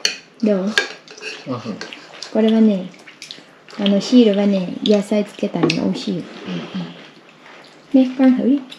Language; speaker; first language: Japanese; non-native, fluent; Vietnamese